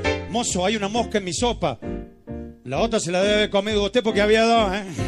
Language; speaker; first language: Spanish; native; Spanish